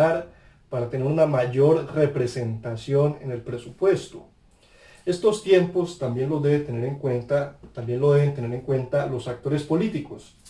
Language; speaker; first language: Spanish; native; Spanish